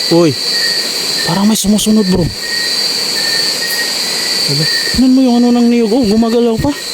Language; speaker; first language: Filipino; native; Filipino